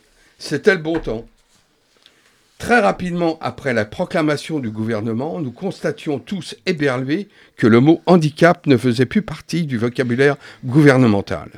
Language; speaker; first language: French; native; French